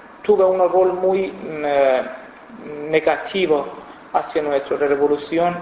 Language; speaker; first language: Spanish; non-native, fluent; Persian